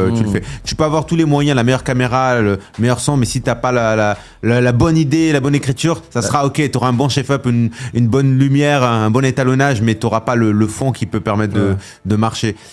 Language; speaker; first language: French; native; French